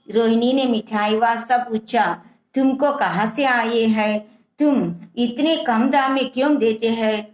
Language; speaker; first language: Hindi; non-native, local second language; Telugu